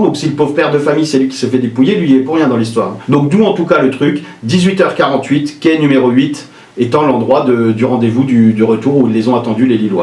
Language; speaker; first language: French; native; French